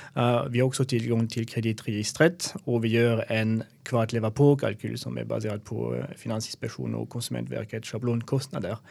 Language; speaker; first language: Swedish; non-native, fluent; French